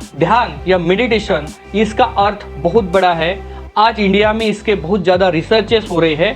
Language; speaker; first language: Hindi; non-native, local second language; Marathi